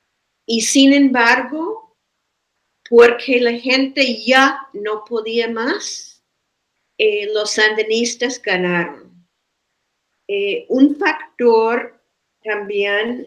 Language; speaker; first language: Spanish; non-native, fluent; English